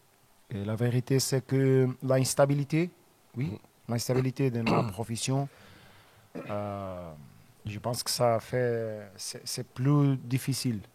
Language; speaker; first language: French; non-native, learner; Portuguese